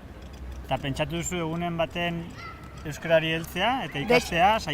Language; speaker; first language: Basque; native; Basque